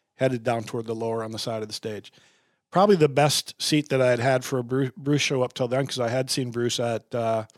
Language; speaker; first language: English; native; English